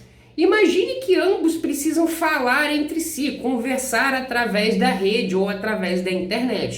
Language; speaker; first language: Portuguese; native; Portuguese